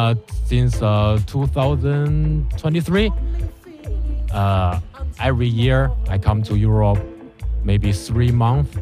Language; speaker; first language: English; non-native, learner; Chinese